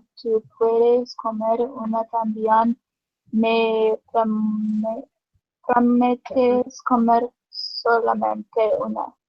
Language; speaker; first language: Spanish; non-native, learner; English